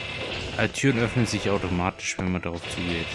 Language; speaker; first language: German; native; German